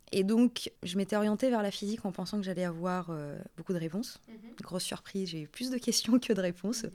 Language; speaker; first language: French; non-native, local second language; Arabic